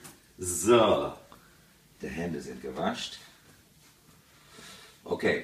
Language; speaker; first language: German; early bilingual, other home language; Italian